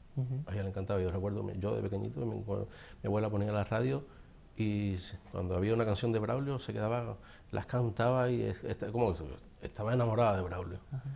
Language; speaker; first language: Spanish; native; Spanish